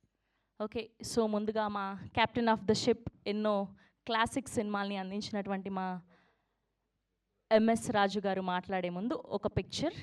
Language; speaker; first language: Telugu; native; Telugu